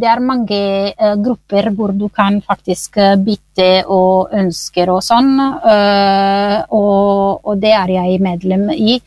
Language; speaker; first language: Norwegian; non-native, fluent; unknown